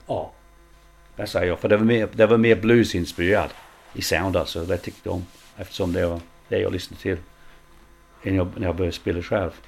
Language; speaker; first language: Swedish; non-native, fluent; English